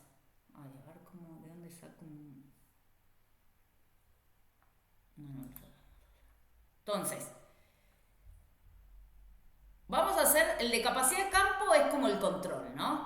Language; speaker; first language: Spanish; native; Spanish